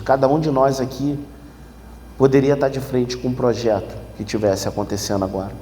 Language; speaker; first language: Portuguese; native; Portuguese